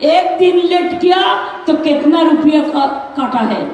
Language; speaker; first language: Hindi; non-native, local second language; Bangla